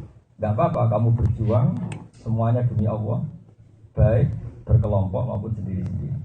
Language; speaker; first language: Indonesian; native; Indonesian